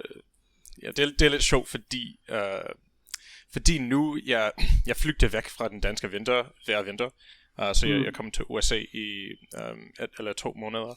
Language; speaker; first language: Danish; non-native, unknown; English